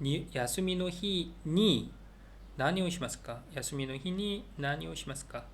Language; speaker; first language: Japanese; non-native, learner; Korean